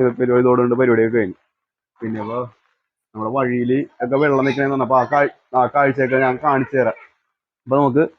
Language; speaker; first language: Malayalam; native; Malayalam